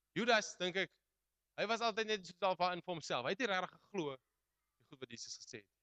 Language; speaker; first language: Afrikaans; native; Afrikaans